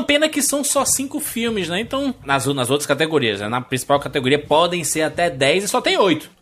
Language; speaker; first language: Portuguese; native; Portuguese